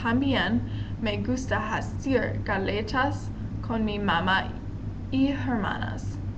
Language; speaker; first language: Spanish; non-native, learner; English